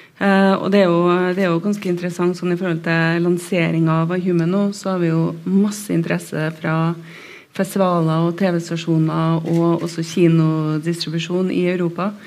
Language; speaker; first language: Norwegian; native; Norwegian